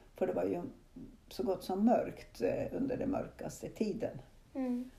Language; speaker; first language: Swedish; non-native, fluent; Norwegian